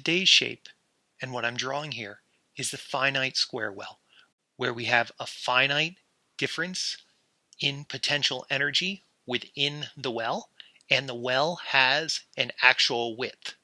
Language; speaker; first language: English; native; English